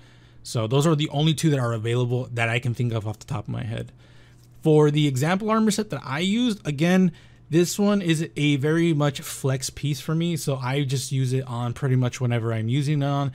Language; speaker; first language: English; native; English